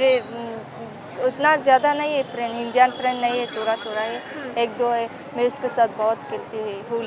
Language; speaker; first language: Hindi; non-native, learner; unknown